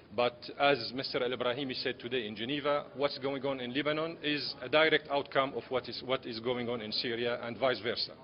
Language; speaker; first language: English; non-native, fluent; Arabic